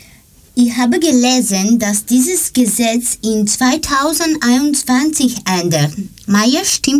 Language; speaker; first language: German; non-native, learner; Greek